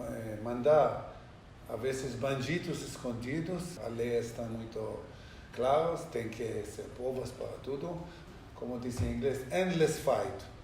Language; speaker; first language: Portuguese; non-native, learner; Hebrew